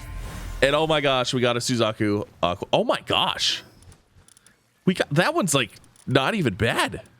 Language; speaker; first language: English; native; English